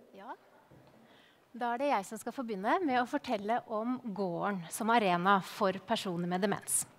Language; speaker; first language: Norwegian; native; Norwegian